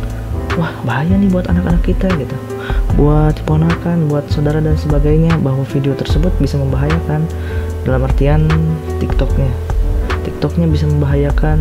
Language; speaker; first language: Indonesian; native; Indonesian